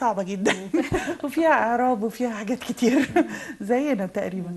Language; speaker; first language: Arabic; native; Arabic